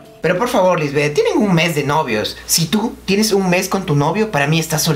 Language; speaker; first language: Spanish; native; Spanish